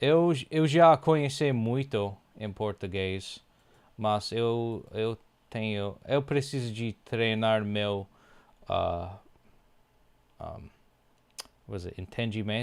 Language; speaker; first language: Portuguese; non-native, learner; English